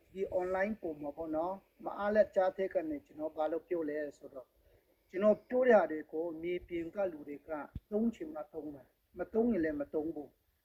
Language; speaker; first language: Burmese; non-native, local second language; Hakha Chin